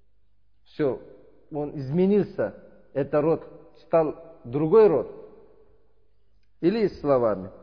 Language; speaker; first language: Russian; non-native, learner; Uzbek